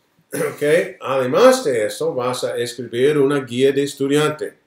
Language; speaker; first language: Spanish; non-native, fluent; English